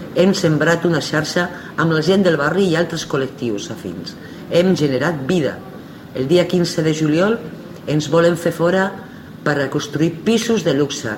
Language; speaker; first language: Catalan; native; Catalan